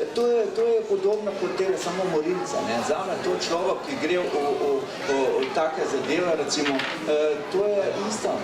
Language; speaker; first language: Slovenian; non-native, local second language; Arabic